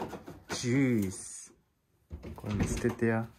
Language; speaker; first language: Japanese; native; Japanese